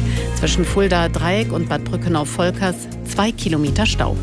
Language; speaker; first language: German; native; German